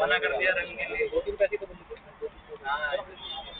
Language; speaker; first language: Hindi; native; Hindi